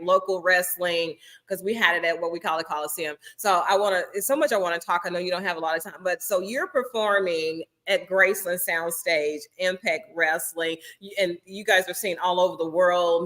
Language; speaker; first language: English; native; English